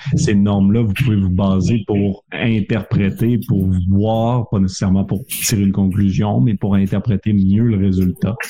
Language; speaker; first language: French; native; French